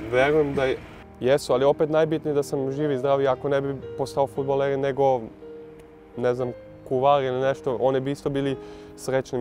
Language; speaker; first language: Serbian; early bilingual, heritage; Serbian